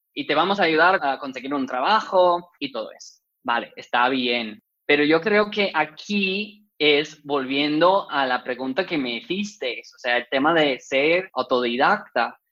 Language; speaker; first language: Spanish; non-native, fluent; English